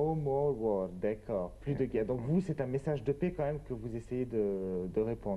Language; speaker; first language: French; native; French